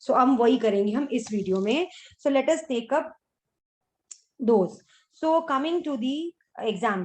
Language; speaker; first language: Hindi; native; Hindi